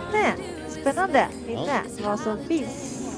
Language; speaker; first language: Swedish; non-native, learner; Japanese